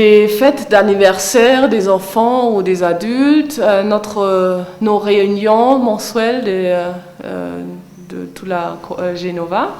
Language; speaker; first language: French; non-native, fluent; German